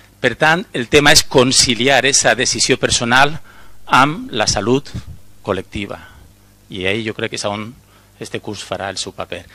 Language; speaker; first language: Catalan; native; Catalan